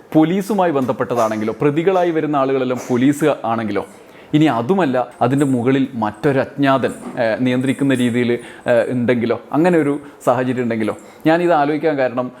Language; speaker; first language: Malayalam; native; Malayalam